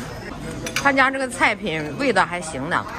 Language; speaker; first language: Chinese; native; Chinese